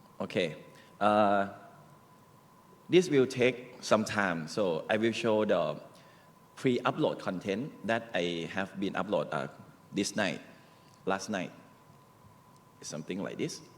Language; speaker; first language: English; non-native, learner; Thai